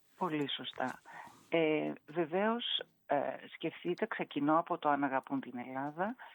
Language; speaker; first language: Greek; native; Greek